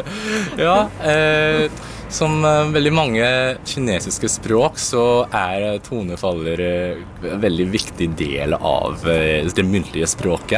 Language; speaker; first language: Norwegian; early bilingual, other home language; Cantonese